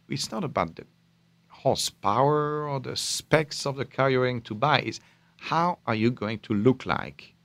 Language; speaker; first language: English; non-native, fluent; French